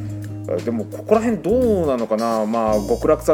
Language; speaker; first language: Japanese; native; Japanese